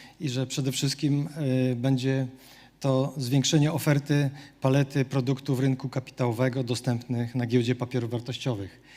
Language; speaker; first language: Polish; native; Polish